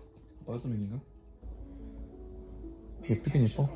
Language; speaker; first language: Korean; non-native, fluent; German